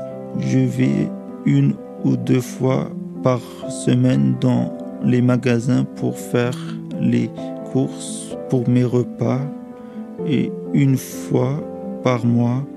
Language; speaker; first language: French; early bilingual, other home language; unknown